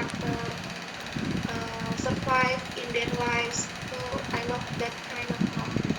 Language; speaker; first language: English; non-native, learner; Indonesian